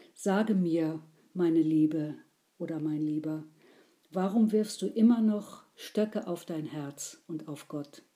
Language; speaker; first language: German; native; German